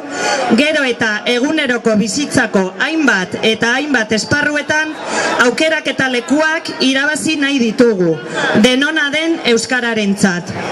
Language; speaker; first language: Basque; non-native, local second language; Spanish